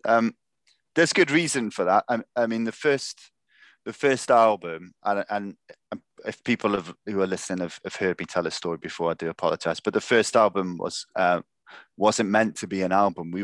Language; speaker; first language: English; native; English